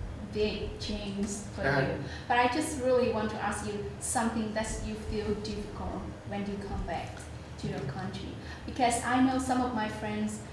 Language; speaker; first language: English; non-native, fluent; Vietnamese